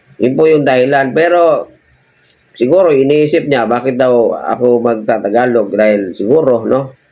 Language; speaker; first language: Filipino; non-native, local second language; Cebuano